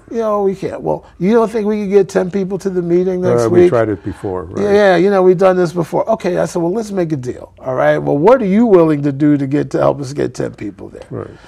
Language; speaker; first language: English; native; English